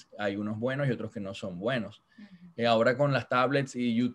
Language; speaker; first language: Spanish; native; Spanish